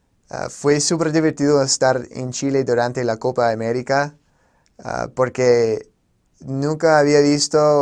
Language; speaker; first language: Spanish; non-native, fluent; English